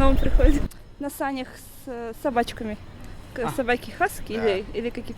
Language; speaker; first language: Russian; native; Russian